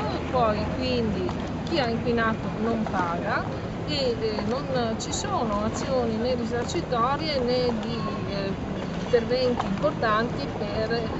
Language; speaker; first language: Italian; native; Italian